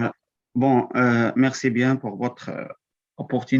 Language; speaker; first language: French; non-native, local second language; Arabic